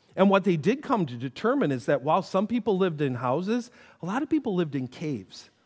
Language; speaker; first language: English; native; English